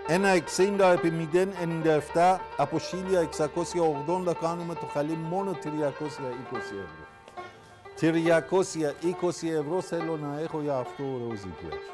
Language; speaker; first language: Greek; non-native, fluent; Persian